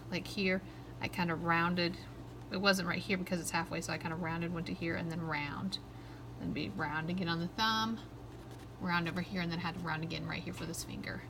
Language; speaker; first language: English; native; English